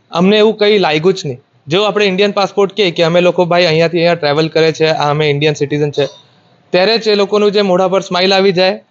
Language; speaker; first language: Gujarati; non-native, local second language; Marathi